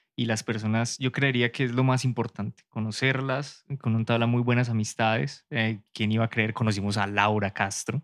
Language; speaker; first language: Spanish; native; Spanish